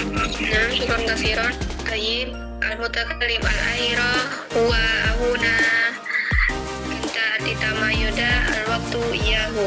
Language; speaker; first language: Arabic; non-native, learner; Indonesian